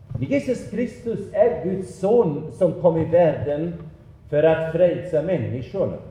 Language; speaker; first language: Swedish; non-native, fluent; German